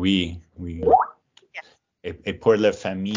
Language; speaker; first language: French; non-native, learner; English